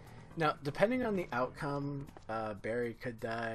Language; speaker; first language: English; native; English